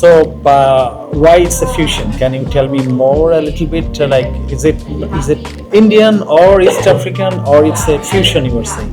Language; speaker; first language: English; non-native, local second language; Bangla